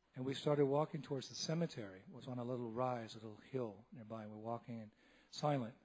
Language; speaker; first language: English; native; English